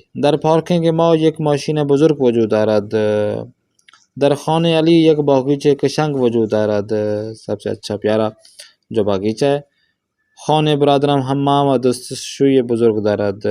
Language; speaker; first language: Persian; non-native, fluent; Urdu